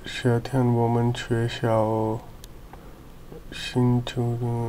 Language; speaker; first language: Chinese; non-native, learner; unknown